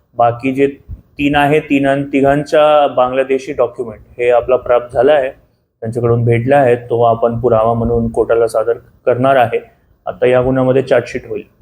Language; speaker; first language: Marathi; non-native, fluent; Hindi